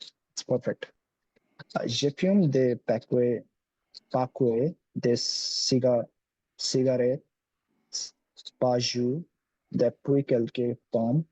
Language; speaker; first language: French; non-native, learner; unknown